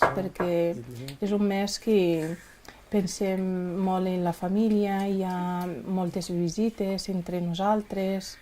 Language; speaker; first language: Catalan; non-native, fluent; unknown